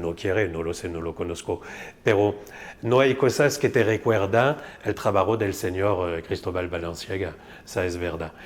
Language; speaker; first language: Spanish; non-native, fluent; French